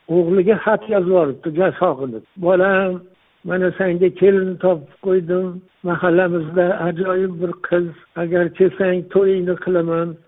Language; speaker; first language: Uzbek; non-native, local second language; Tajik